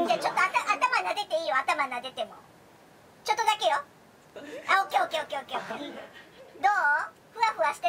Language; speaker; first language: Japanese; native; Japanese